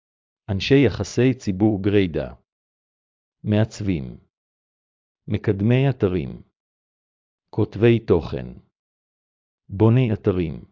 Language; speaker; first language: Hebrew; native; Hebrew